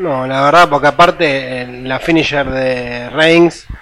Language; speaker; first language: Spanish; native; Spanish